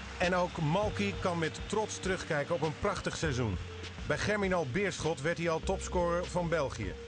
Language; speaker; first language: Dutch; native; Dutch